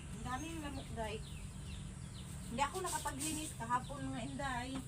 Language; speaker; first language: Filipino; non-native, local second language; Cebuano